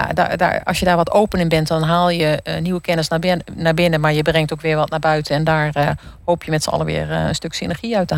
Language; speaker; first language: Dutch; native; Dutch